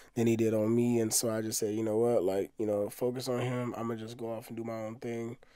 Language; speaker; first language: English; native; English